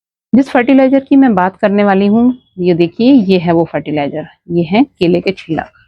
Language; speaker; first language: Hindi; native; Hindi